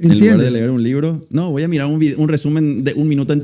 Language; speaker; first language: Spanish; native; Spanish